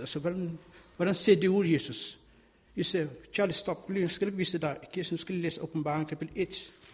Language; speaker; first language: Danish; non-native, fluent; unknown